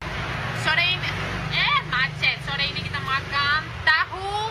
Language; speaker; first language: Indonesian; non-native, fluent; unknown